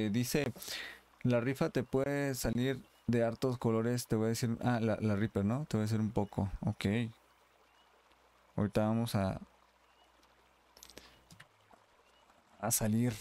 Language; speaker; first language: Spanish; native; Spanish